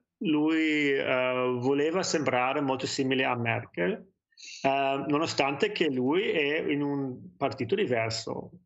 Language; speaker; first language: Italian; non-native, learner; German